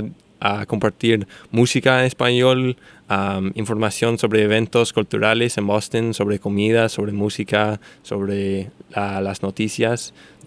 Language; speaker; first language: Spanish; non-native, fluent; English